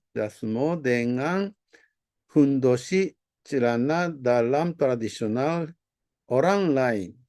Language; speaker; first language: Indonesian; non-native, fluent; Japanese